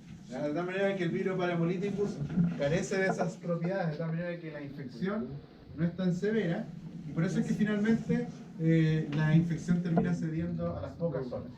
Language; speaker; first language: Spanish; native; Spanish